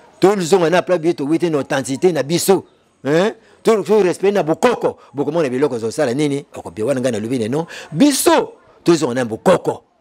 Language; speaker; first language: Lingala; non-native, local second language; Kongo